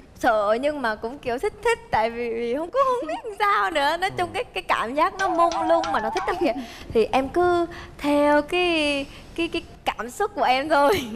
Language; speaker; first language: Vietnamese; early bilingual, heritage; Vietnamese